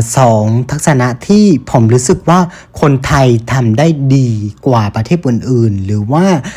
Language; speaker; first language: Thai; non-native, fluent; Vietnamese